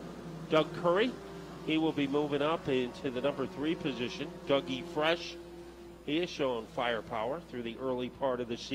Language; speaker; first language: English; native; English